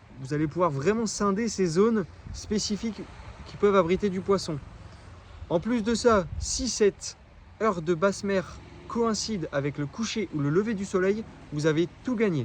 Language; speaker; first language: French; native; French